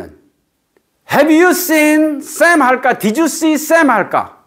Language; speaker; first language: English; non-native, fluent; Korean